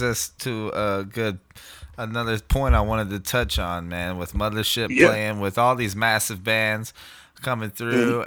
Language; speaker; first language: English; native; English